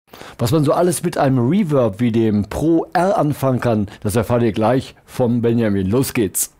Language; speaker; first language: German; native; German